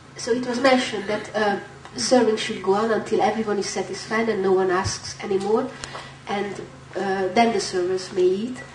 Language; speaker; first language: English; non-native, fluent; Hungarian